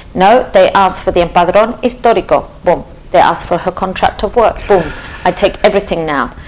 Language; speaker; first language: English; native; English